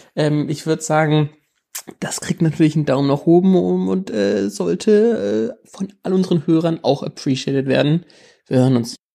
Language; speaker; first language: German; native; German